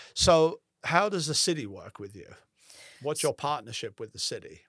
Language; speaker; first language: English; native; English